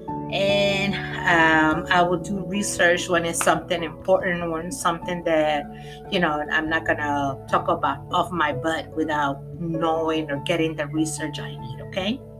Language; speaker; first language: English; non-native, local second language; Spanish